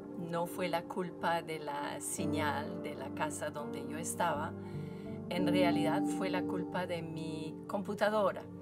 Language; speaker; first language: Spanish; non-native, fluent; French